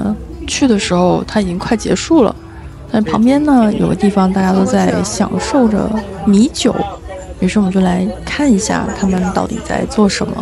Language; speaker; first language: Chinese; native; Chinese